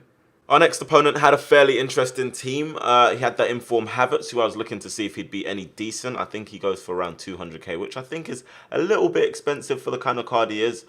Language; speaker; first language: English; native; English